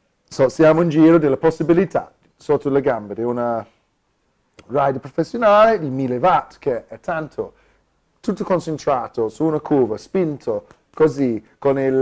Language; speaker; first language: Italian; non-native, learner; English